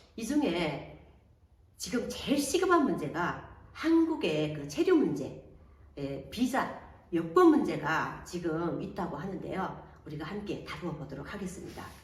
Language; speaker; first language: Korean; native; Korean